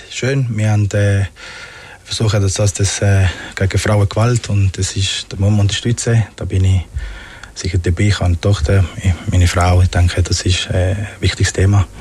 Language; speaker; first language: German; non-native, fluent; Spanish